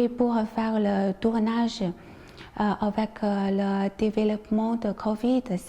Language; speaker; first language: French; non-native, learner; Chinese